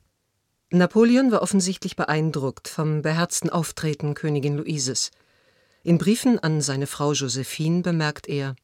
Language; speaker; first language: German; native; German